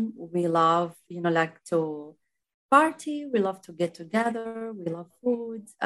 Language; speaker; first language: English; non-native, fluent; Arabic